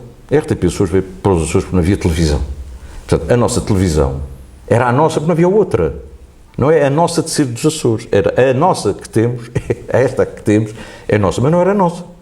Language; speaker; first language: Portuguese; native; Portuguese